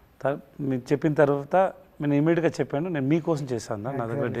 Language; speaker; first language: Telugu; non-native, learner; Tamil